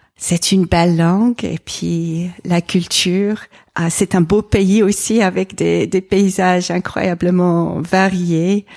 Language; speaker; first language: French; non-native, fluent; English